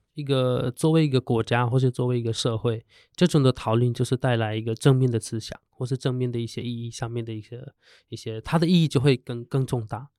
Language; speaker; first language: Chinese; non-native, fluent; Hindi